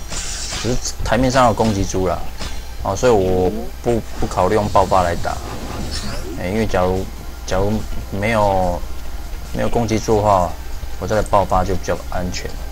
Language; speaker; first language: Chinese; native; Chinese